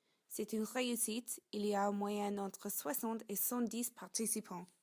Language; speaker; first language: French; non-native, learner; English